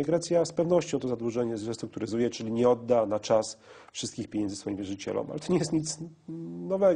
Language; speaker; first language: Polish; native; Polish